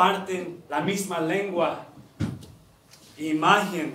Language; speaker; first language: Spanish; early bilingual, heritage; Spanish